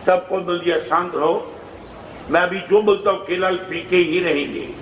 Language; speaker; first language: Hindi; non-native, local second language; Gujarati